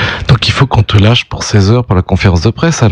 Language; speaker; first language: French; native; French